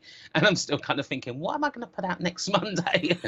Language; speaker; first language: English; native; English